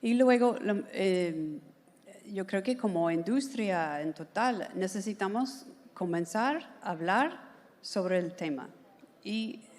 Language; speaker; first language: Spanish; non-native, fluent; English